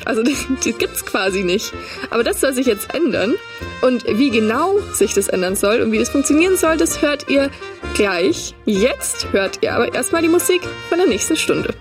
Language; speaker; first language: German; native; German